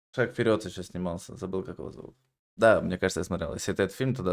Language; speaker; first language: Russian; native; Russian